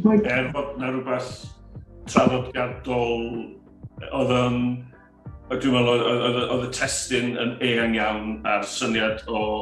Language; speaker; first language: Welsh; native; Welsh